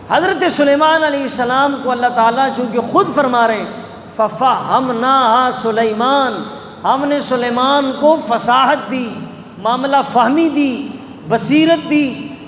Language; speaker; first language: Urdu; non-native, local second language; Pashto